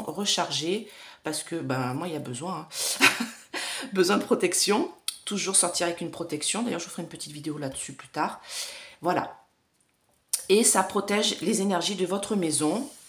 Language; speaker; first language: French; native; French